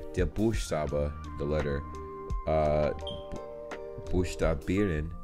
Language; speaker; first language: German; non-native, learner; English